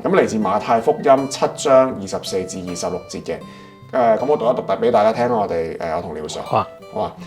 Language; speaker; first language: Cantonese; native; Cantonese